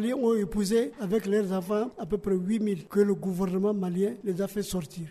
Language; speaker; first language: French; non-native, local second language; Soninke